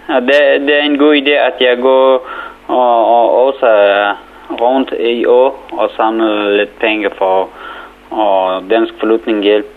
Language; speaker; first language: Danish; non-native, learner; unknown